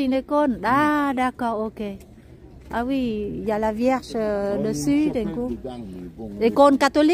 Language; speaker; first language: French; non-native, learner; Vietnamese